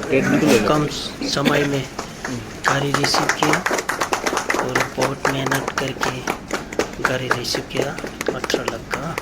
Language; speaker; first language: Hindi; non-native, local second language; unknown